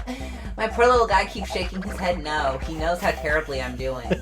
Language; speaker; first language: English; native; English